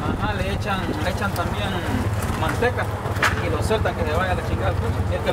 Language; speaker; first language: Spanish; native; Spanish